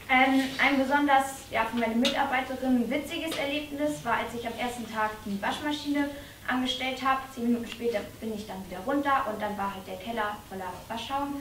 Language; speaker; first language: German; native; German